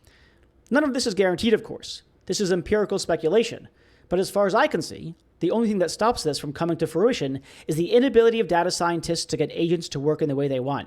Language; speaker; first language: English; native; English